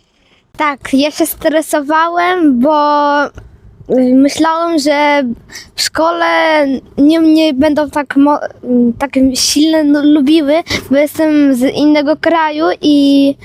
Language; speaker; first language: Polish; early bilingual, other home language; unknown